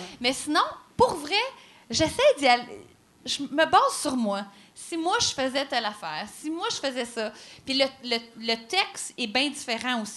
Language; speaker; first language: French; native; French